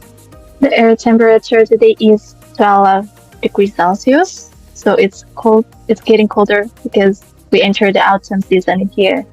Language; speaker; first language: English; non-native, learner; Indonesian